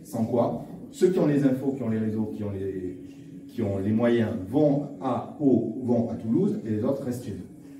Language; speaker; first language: French; native; French